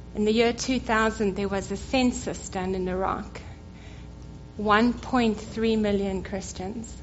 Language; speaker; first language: English; native; English